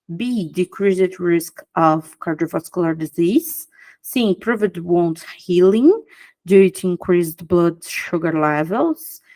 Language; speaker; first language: English; non-native, fluent; Portuguese